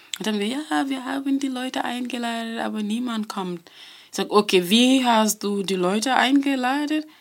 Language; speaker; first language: German; non-native, learner; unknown